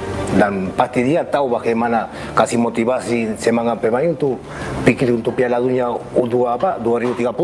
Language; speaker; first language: Indonesian; non-native, local second language; Spanish